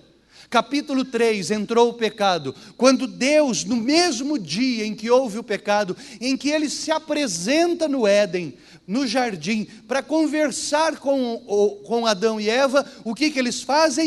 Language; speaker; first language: Portuguese; native; Portuguese